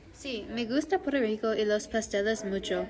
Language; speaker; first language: Spanish; non-native, learner; English